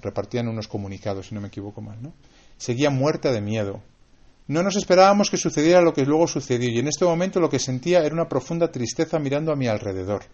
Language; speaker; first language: Spanish; native; Spanish